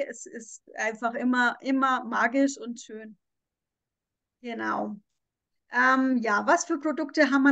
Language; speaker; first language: German; native; German